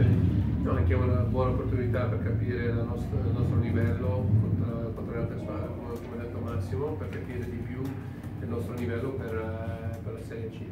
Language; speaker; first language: Italian; non-native, fluent; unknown